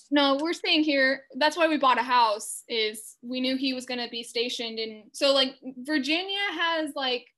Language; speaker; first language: English; native; English